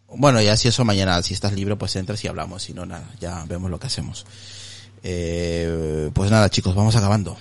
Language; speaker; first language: Spanish; native; Spanish